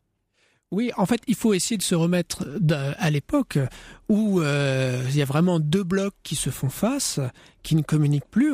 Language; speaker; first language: French; native; French